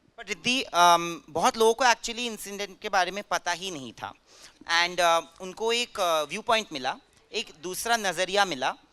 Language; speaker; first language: Hindi; non-native, local second language; Bangla